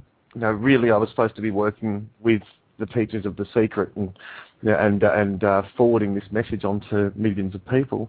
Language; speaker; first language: English; native; English